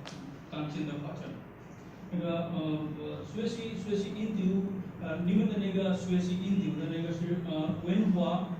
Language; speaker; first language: Chinese; non-native, learner; Hindi